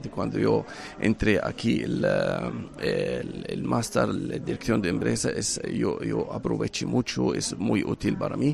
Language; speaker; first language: Spanish; non-native, learner; Arabic